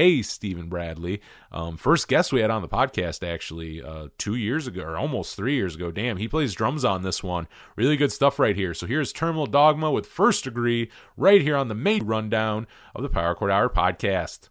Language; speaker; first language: English; native; English